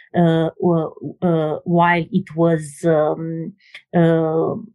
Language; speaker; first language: English; non-native, fluent; Romanian